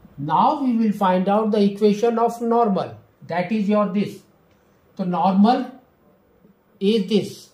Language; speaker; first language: English; non-native, local second language; Hindi